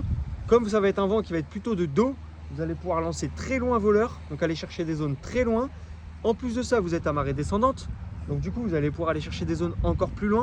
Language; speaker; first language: French; native; French